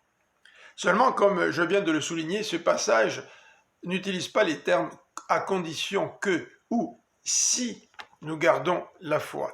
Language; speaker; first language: French; native; French